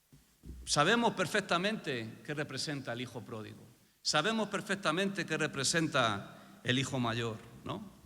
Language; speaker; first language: Spanish; native; Spanish